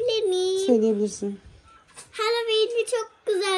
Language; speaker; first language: Turkish; early bilingual, heritage; Turkish